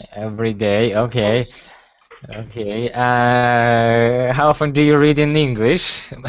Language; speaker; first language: English; non-native, fluent; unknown